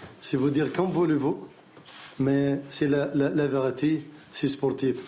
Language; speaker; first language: French; non-native, learner; Arabic